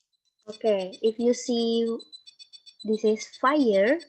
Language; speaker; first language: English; non-native, learner; Indonesian